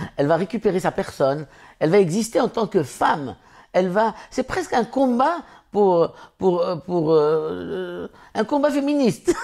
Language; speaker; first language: French; non-native, local second language; Arabic